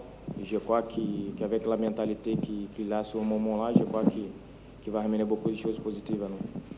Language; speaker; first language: French; non-native, fluent; Portuguese